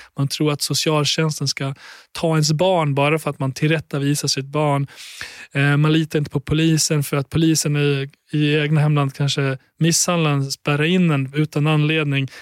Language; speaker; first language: Swedish; early bilingual, other home language; Albanian